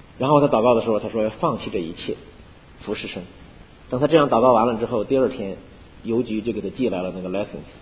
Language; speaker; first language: Chinese; native; Chinese